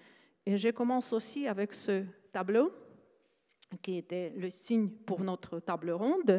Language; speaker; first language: French; non-native, fluent; Ukrainian